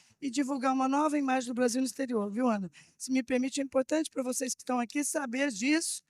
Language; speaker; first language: Portuguese; native; Portuguese